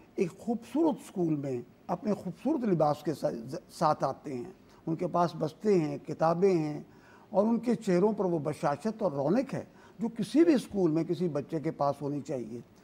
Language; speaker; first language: Urdu; native; Urdu